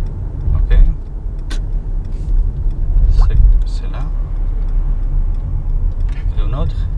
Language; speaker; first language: French; non-native, learner; Spanish